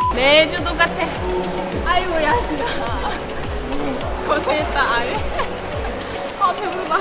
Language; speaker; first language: Korean; non-native, learner; Turkish